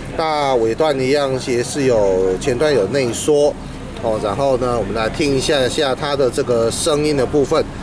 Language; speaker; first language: Chinese; native; Chinese